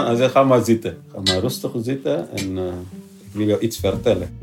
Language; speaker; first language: Dutch; non-native, learner; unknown